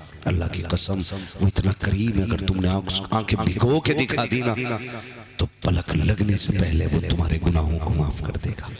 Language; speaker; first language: Hindi; native; Hindi